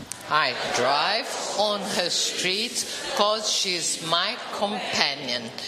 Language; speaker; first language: English; non-native, fluent; Portuguese